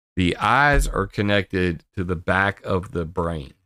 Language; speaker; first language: English; native; English